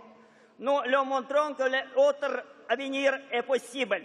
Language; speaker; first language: French; non-native, fluent; Russian